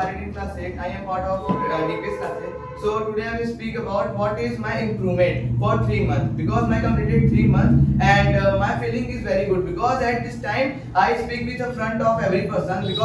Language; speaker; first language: English; non-native, learner; Hindi